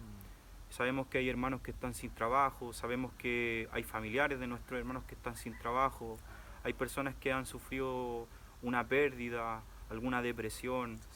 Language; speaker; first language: Spanish; native; Spanish